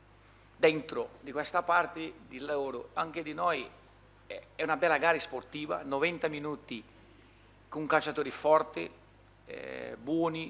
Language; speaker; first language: Italian; non-native, fluent; Portuguese